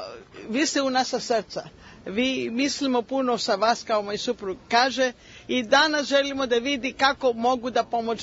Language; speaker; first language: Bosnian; non-native, learner; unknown